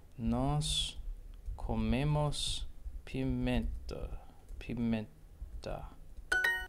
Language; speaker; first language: Portuguese; non-native, learner; English